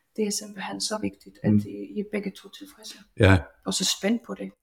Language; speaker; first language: Danish; non-native, fluent; Polish